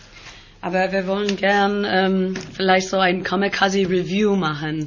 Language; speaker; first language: German; non-native, learner; English